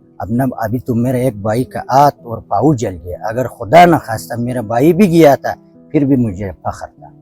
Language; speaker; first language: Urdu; non-native, local second language; Pashto